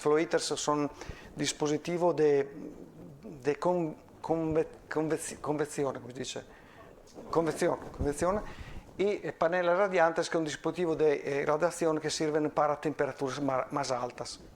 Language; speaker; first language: Spanish; non-native, fluent; Italian